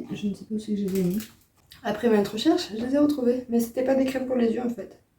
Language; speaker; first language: French; native; French